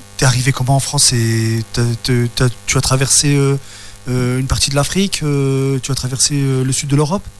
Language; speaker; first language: French; native; French